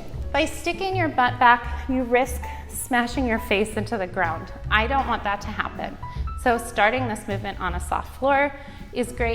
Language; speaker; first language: English; native; English